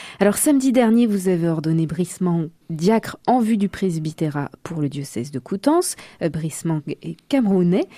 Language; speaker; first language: French; native; French